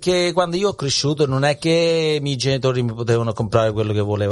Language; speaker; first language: Italian; early bilingual, heritage; Italian